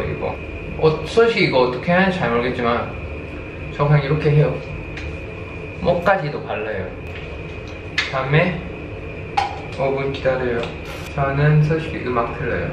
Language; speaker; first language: Korean; non-native, fluent; Thai